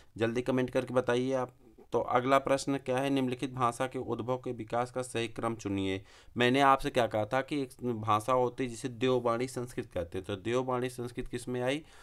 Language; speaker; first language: Hindi; native; Hindi